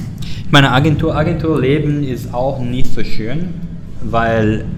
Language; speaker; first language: German; non-native, learner; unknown